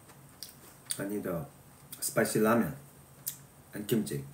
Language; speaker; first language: English; non-native, learner; Korean